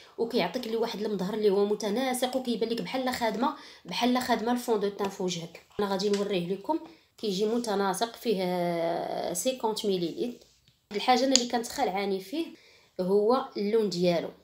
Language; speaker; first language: Arabic; native; Arabic